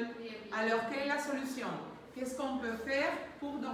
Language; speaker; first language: French; non-native, fluent; Spanish